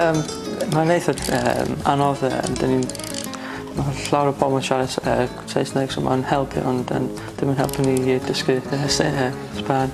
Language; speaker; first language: Welsh; non-native, local second language; English